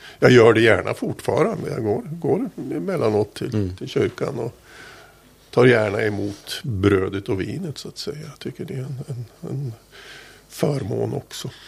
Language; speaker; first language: Swedish; native; Swedish